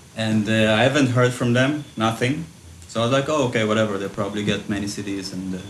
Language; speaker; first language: English; early bilingual, other home language; Russian